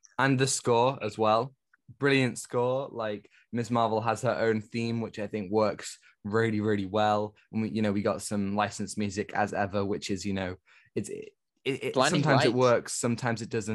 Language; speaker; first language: English; native; English